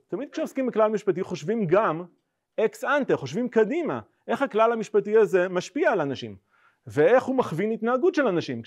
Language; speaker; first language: Hebrew; native; Hebrew